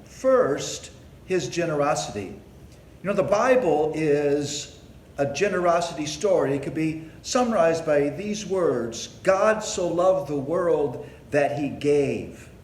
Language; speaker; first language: English; native; English